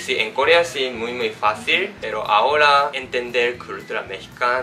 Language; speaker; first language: Spanish; non-native, learner; Japanese